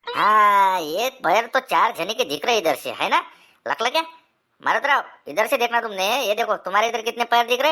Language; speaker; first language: Hindi; non-native, local second language; Marathi